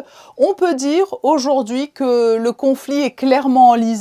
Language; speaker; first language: French; native; French